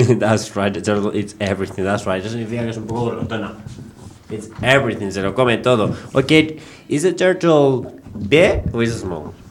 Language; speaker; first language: English; non-native, fluent; Spanish